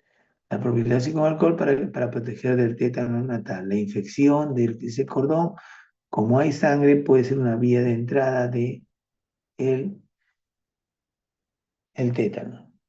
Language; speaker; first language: Spanish; native; Spanish